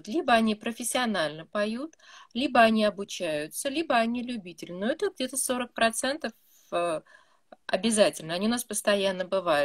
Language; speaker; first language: Russian; native; Russian